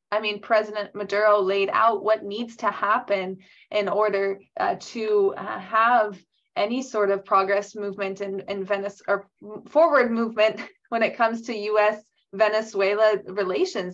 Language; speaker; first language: English; native; English